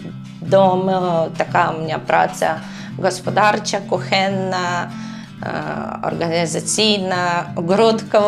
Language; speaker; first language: Polish; non-native, learner; Ukrainian